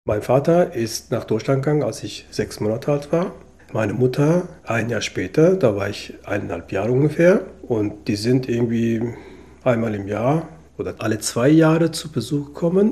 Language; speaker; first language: German; early bilingual, other home language; Turkish